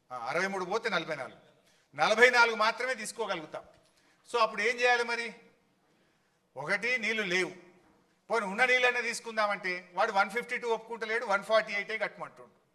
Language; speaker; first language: Telugu; native; Telugu